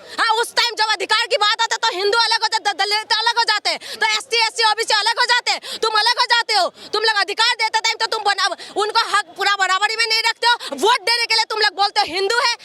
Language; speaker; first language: Hindi; non-native, local second language; Manipuri